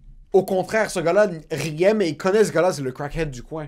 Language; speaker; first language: French; native; French